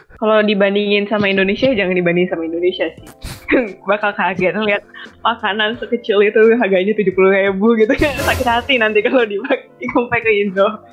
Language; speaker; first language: Indonesian; native; Indonesian